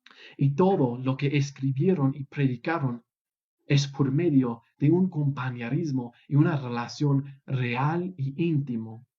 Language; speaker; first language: Spanish; non-native, fluent; English